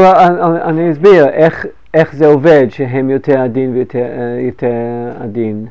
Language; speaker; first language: Hebrew; non-native, fluent; English